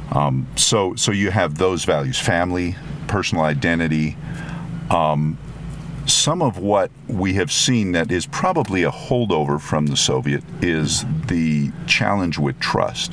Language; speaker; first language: English; non-native, fluent; French